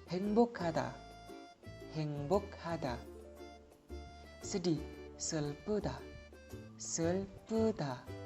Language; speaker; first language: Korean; non-native, fluent; Indonesian